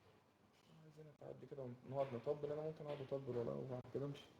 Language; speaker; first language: Arabic; native; Arabic